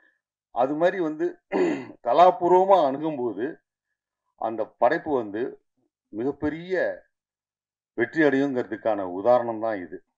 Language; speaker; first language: Tamil; native; Tamil